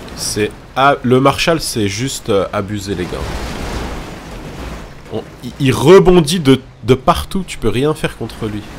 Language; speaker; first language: French; native; French